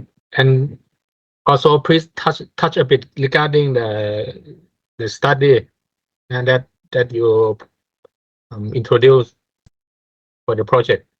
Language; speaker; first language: English; non-native, fluent; Thai